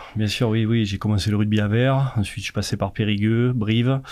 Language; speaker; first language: French; native; French